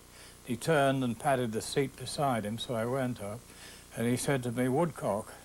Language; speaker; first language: English; native; English